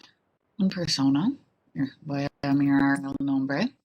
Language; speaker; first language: Spanish; non-native, fluent; English